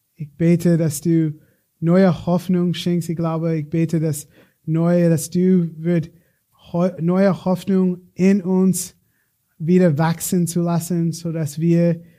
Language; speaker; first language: German; non-native, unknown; English